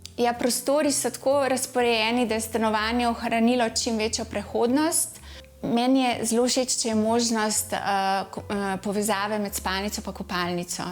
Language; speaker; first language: Slovenian; native; Slovenian